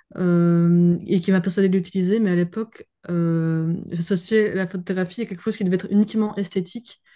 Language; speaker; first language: French; native; French